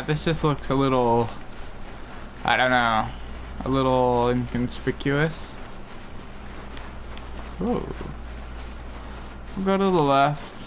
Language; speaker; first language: English; native; English